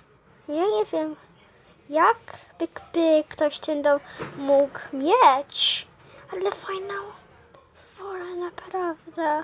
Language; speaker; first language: Polish; early bilingual, heritage; Polish